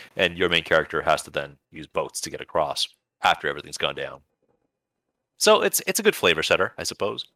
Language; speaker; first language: English; early bilingual, other home language; Russian